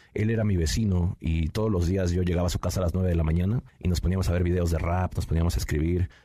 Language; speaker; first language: Spanish; native; Spanish